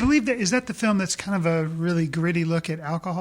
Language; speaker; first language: English; native; English